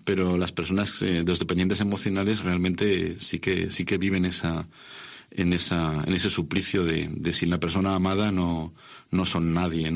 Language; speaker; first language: Spanish; native; Spanish